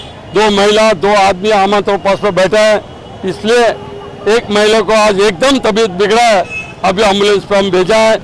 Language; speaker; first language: Hindi; non-native, local second language; Gujarati